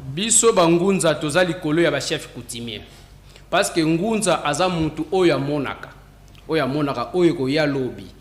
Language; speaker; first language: Lingala; non-native, local second language; Kongo